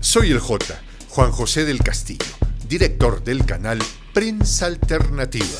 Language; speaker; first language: Spanish; native; Spanish